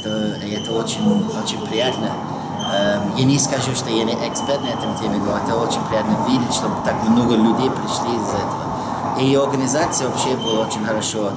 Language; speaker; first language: Russian; non-native, fluent; English